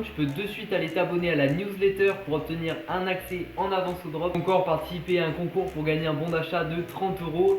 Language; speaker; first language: French; native; French